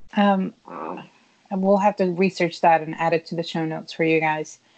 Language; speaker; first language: English; early bilingual, other home language; Spanish